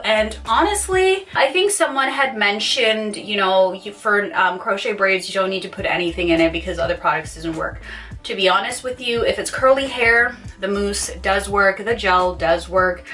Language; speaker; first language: English; native; English